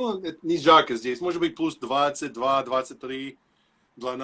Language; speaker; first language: Russian; non-native, learner; English